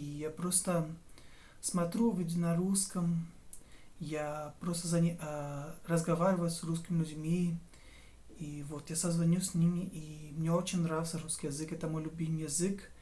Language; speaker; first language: Russian; non-native, fluent; Portuguese